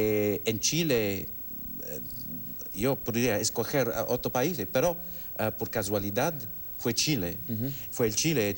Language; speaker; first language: Spanish; non-native, fluent; English